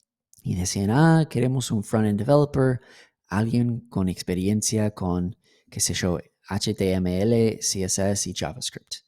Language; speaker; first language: Spanish; non-native, fluent; English